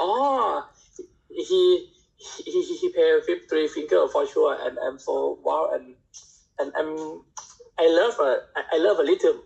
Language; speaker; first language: English; non-native, learner; Thai